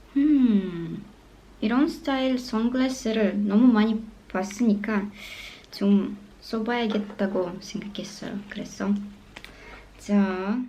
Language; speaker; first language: Korean; non-native, fluent; Russian